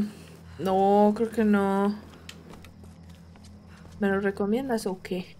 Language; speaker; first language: Spanish; native; Spanish